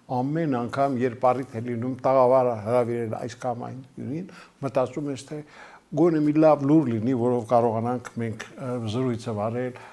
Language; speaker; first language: Armenian; native; Armenian